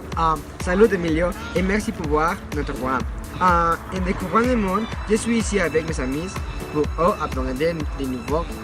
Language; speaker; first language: French; non-native, learner; Spanish